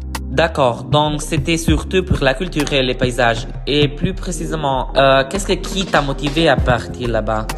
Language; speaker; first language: French; non-native, learner; Italian